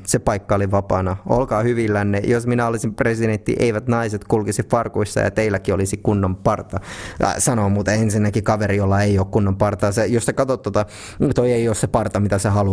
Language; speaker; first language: Finnish; native; Finnish